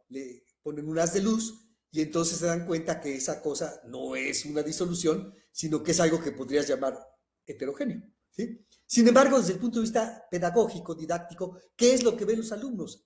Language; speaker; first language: Spanish; native; Spanish